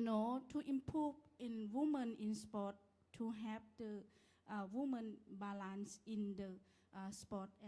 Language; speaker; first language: English; non-native, learner; Lao